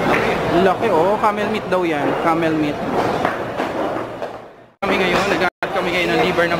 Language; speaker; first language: Filipino; native; Filipino